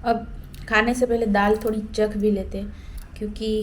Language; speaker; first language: Hindi; non-native, local second language; Gujarati